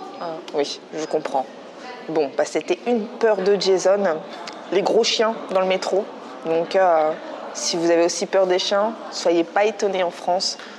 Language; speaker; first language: French; native; French